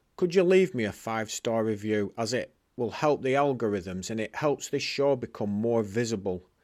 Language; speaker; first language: English; native; English